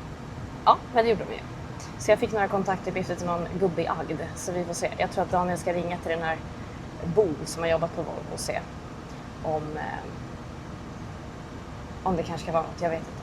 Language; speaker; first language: Swedish; native; Swedish